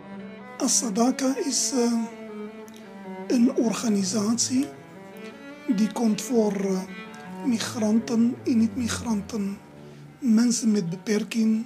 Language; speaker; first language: Dutch; non-native, fluent; Arabic